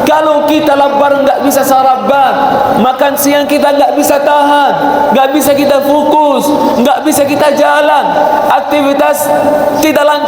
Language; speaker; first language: Indonesian; non-native, fluent; Arabic